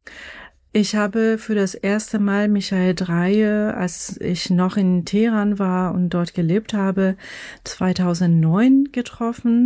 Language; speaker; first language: German; non-native, fluent; Persian